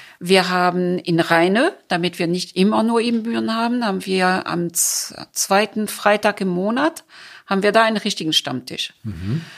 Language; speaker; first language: German; non-native, fluent; French